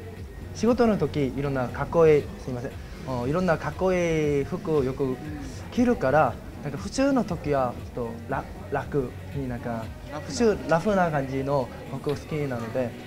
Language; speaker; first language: Japanese; non-native, fluent; Korean